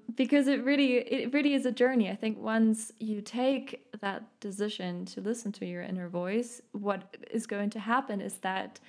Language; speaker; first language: English; non-native, fluent; German